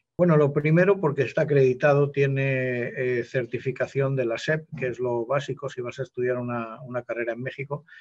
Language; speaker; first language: Spanish; native; Spanish